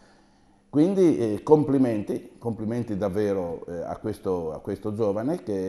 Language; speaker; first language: Italian; native; Italian